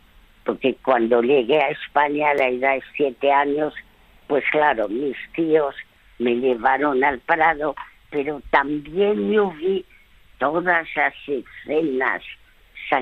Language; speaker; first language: Spanish; early bilingual, other home language; French